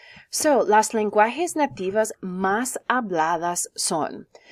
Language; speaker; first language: Spanish; non-native, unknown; English